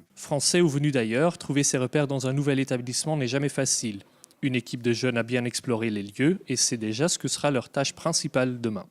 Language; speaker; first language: French; native; French